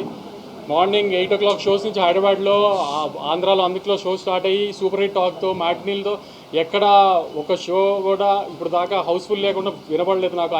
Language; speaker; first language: Telugu; native; Telugu